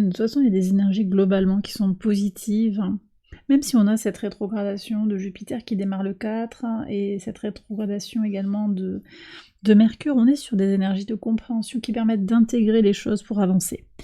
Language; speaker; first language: French; native; French